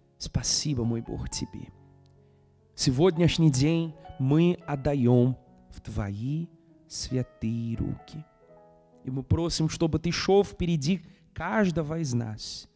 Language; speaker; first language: Russian; non-native, fluent; Portuguese